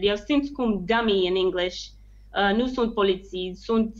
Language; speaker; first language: Romanian; non-native, learner; English